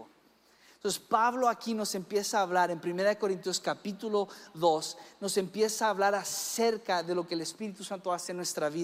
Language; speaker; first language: Spanish; early bilingual, other home language; English